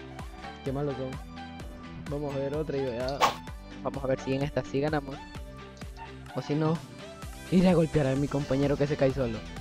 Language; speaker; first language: Spanish; native; Spanish